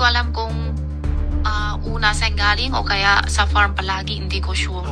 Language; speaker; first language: Filipino; non-native, learner; Chinese